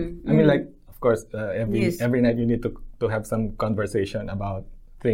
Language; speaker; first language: English; non-native, local second language; Filipino